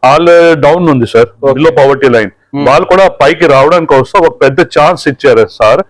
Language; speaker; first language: Telugu; non-native, local second language; Punjabi